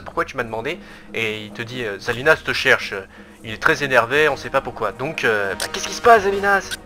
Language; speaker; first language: French; native; French